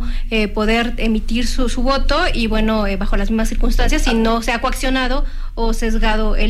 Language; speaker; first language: Spanish; native; Spanish